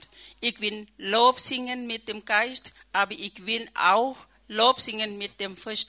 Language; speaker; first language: German; non-native, learner; Thai